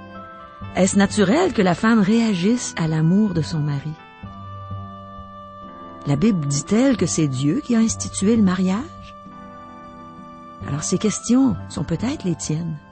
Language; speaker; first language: French; native; French